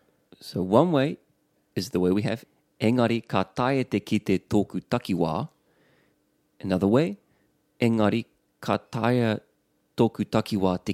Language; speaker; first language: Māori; non-native, local second language; English